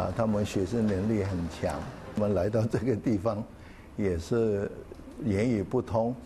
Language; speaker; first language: Chinese; early bilingual, heritage; Chinese